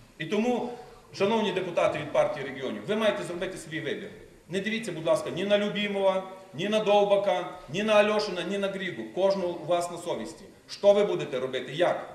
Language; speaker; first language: Ukrainian; native; Ukrainian